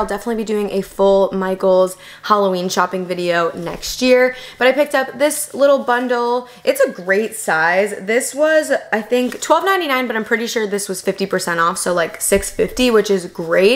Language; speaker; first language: English; native; English